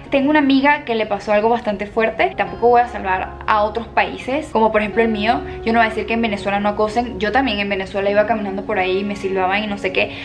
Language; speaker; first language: Spanish; native; Spanish